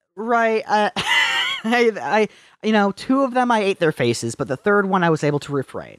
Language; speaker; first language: English; native; English